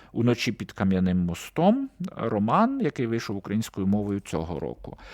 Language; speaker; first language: Ukrainian; native; Ukrainian